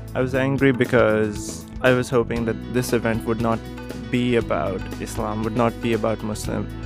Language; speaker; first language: English; non-native, local second language; Urdu